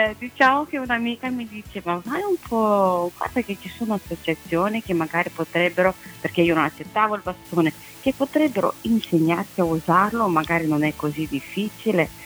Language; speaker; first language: Italian; non-native, fluent; Romanian